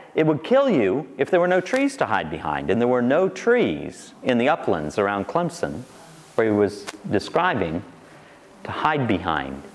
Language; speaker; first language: English; native; English